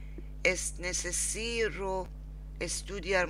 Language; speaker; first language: Spanish; non-native, learner; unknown